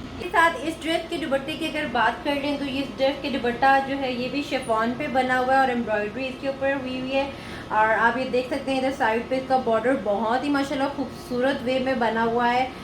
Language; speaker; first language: Urdu; native; Urdu